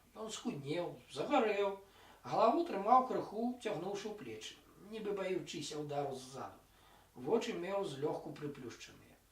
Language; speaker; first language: Belarusian; non-native, local second language; Russian